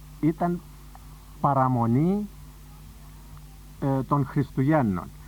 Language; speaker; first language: Greek; native; Greek